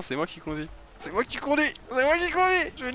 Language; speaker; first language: French; native; French